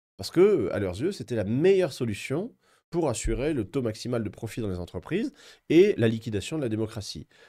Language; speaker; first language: French; native; French